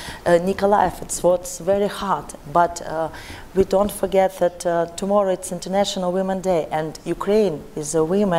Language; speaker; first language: English; non-native, learner; Ukrainian